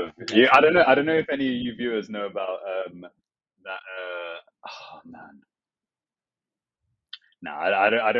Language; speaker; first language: English; native; English